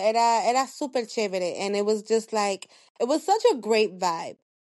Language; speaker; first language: English; early bilingual, other home language; Spanish